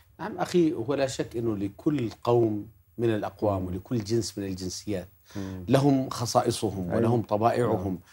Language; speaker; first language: Arabic; native; Arabic